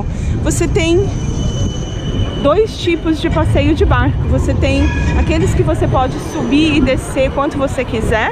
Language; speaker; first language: Portuguese; native; Portuguese